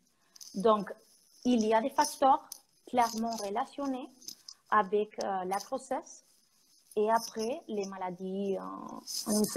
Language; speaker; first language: French; non-native, fluent; Spanish